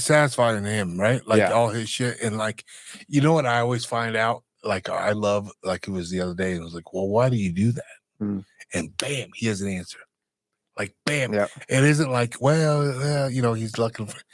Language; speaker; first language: English; native; English